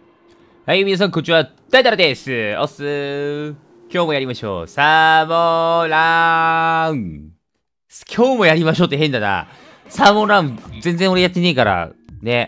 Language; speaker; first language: Japanese; native; Japanese